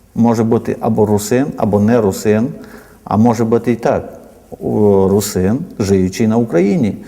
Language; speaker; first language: Ukrainian; native; Ukrainian